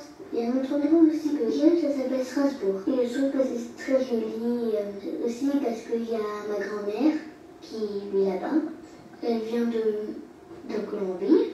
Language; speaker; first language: French; early bilingual, other home language; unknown